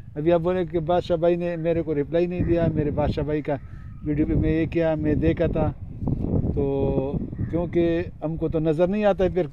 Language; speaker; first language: Urdu; non-native, local second language; Pashto